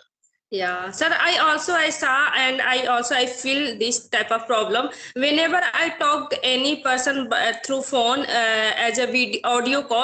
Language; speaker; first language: English; non-native, learner; Hindi